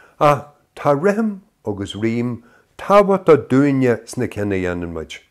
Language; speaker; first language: Irish; native; Irish